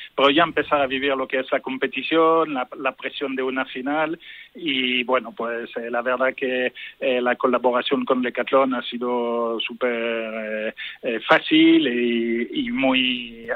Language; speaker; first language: Spanish; non-native, fluent; French